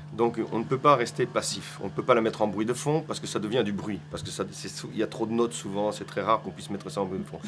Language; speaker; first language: French; native; French